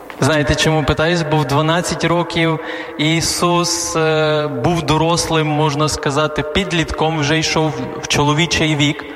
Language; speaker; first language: Ukrainian; non-native, local second language; Hungarian